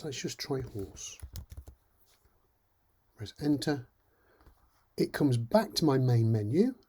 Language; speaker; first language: English; native; English